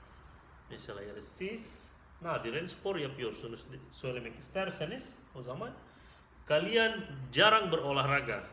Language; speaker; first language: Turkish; non-native, fluent; Indonesian